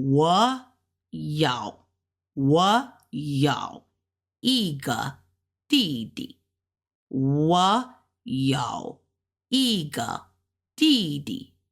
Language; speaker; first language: Chinese; non-native, learner; English